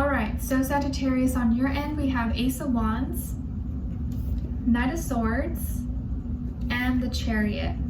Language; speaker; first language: English; native; English